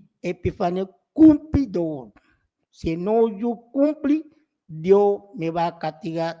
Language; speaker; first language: Spanish; non-native, local second language; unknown